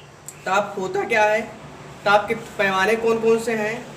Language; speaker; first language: Hindi; native; Hindi